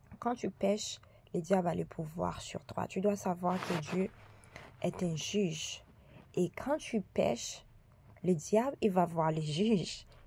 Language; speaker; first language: French; early bilingual, other home language; Haitian Creole